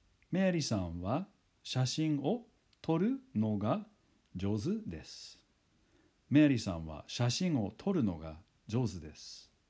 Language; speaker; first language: Japanese; non-native, fluent; English